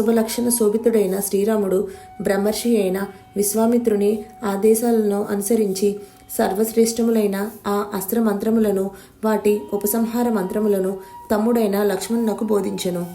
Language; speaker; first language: Telugu; native; Telugu